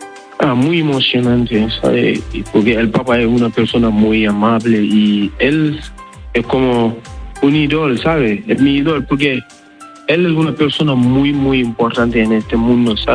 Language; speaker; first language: Spanish; non-native, learner; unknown